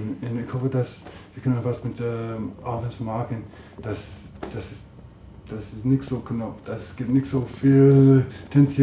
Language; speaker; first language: German; non-native, learner; English